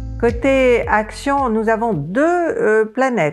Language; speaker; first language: French; native; French